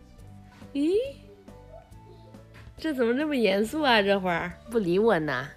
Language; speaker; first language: Chinese; native; Chinese